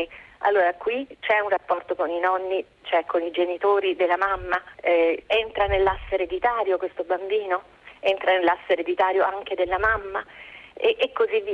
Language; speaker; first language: Italian; native; Italian